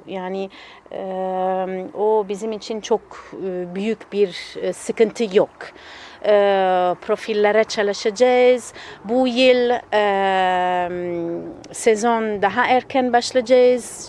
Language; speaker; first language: Turkish; non-native, fluent; Italian